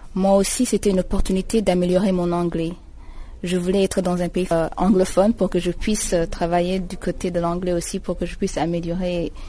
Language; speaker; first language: French; non-native, local second language; Rundi